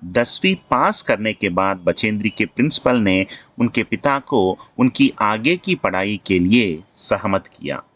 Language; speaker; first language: Hindi; non-native, local second language; Telugu